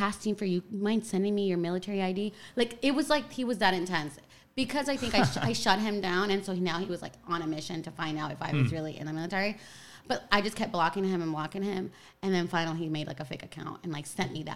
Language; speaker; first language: English; native; English